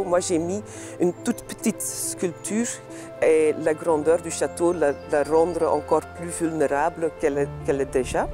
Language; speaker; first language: French; non-native, local second language; Dutch